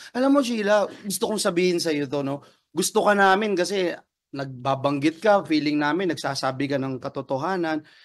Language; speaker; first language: Filipino; native; Filipino